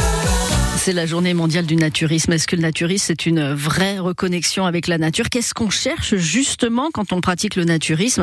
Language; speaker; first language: French; native; French